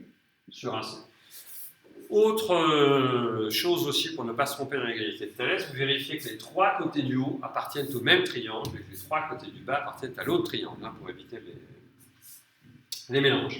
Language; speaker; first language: French; native; French